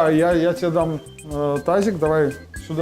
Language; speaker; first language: Russian; native; Russian